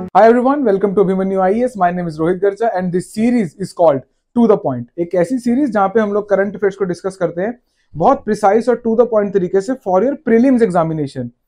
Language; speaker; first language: Hindi; native; Hindi